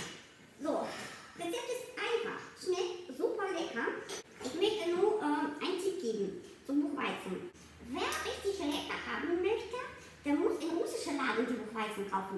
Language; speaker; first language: German; non-native, fluent; Russian